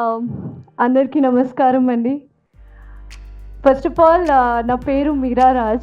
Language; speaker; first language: Telugu; non-native, fluent; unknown